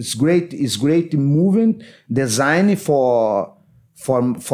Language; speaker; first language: English; non-native, learner; Portuguese